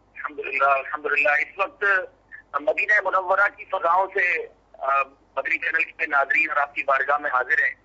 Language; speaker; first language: Urdu; native; Urdu